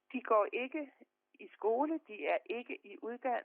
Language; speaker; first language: Danish; non-native, local second language; Kalaallisut